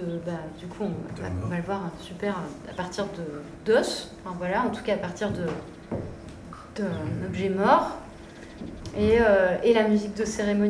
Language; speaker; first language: French; native; French